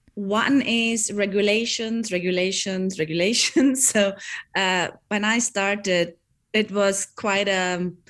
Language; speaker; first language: English; non-native, fluent; German